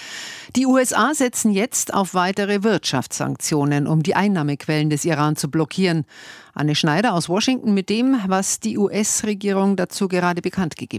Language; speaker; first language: German; native; German